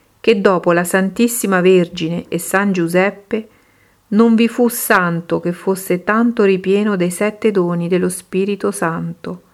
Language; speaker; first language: Italian; native; Italian